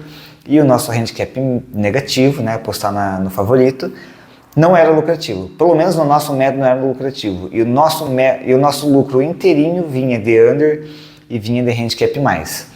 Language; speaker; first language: Portuguese; native; Portuguese